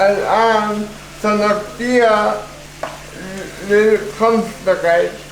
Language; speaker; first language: Arabic; non-native, learner; Urdu